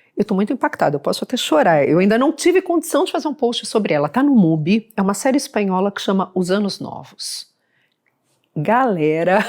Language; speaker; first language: Portuguese; early bilingual, other home language; Spanish